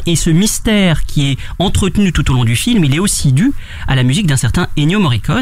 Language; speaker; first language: French; native; French